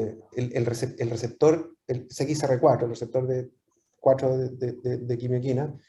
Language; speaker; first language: Spanish; native; Spanish